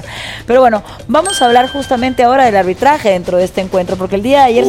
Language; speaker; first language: Spanish; native; Spanish